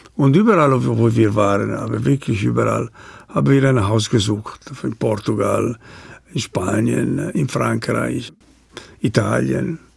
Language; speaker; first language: German; non-native, local second language; Italian